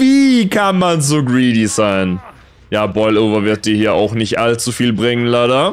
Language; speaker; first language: German; native; German